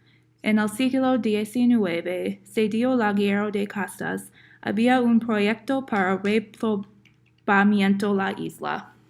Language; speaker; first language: Spanish; non-native, learner; English